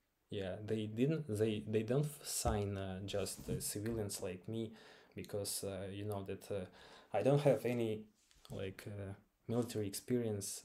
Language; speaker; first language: English; non-native, fluent; Ukrainian